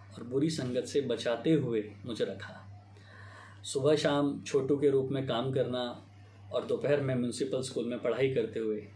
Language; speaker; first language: Hindi; native; Hindi